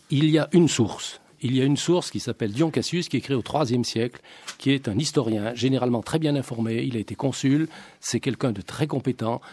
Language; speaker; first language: French; native; French